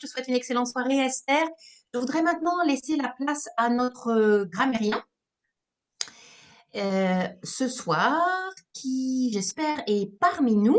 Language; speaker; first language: French; native; French